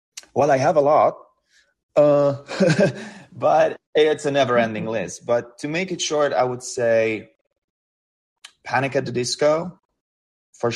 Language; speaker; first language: English; non-native, fluent; Hungarian